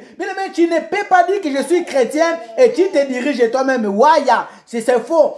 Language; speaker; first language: French; non-native, local second language; Lingala